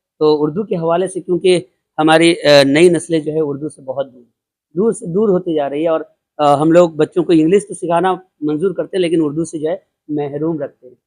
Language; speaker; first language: Urdu; native; Urdu